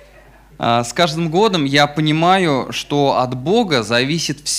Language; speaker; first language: Russian; native; Russian